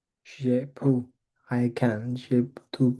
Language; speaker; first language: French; non-native, learner; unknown